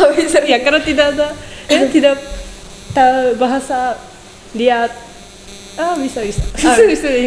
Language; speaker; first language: Indonesian; non-native, learner; Japanese